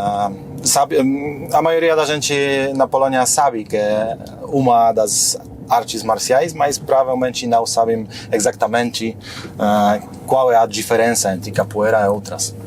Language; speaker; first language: Portuguese; non-native, fluent; Polish